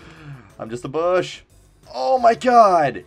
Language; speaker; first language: English; native; English